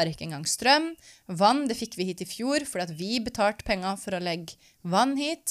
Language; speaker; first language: Norwegian; native; Norwegian